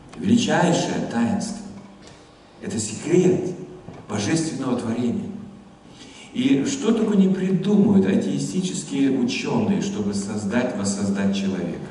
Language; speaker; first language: Russian; non-native, fluent; German